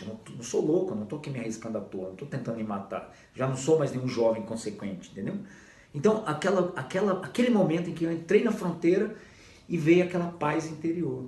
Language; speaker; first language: Portuguese; native; Portuguese